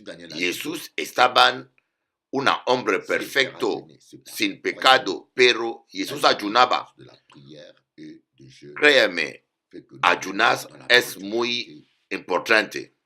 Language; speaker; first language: Spanish; non-native, learner; French